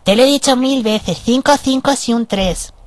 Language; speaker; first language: Spanish; native; Spanish